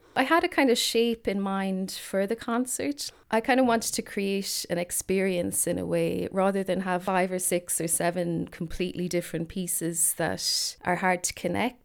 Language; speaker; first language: English; native; English